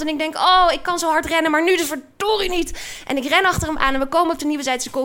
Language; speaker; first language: Dutch; native; Dutch